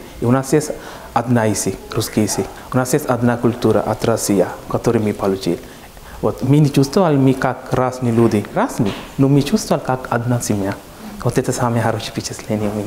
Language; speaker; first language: Russian; non-native, learner; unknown